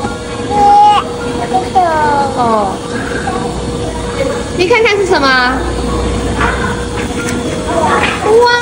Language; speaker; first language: Chinese; native; Chinese